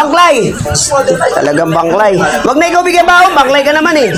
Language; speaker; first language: Filipino; non-native, local second language; Cebuano